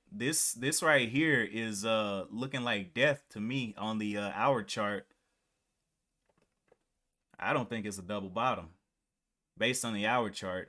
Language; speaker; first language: English; native; English